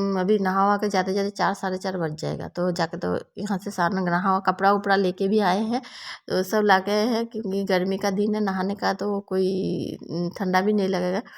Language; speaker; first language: Hindi; non-native, local second language; Bangla